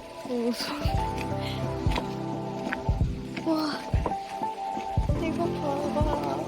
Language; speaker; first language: Korean; non-native, fluent; Japanese